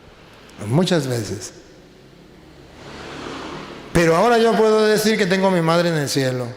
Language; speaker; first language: Spanish; native; Spanish